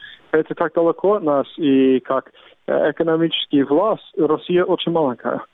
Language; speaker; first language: Russian; non-native, fluent; English